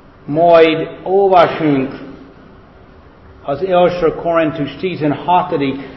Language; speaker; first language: Hungarian; non-native, fluent; English